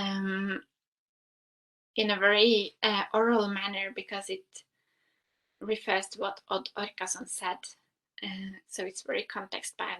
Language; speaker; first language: English; non-native, fluent; Norwegian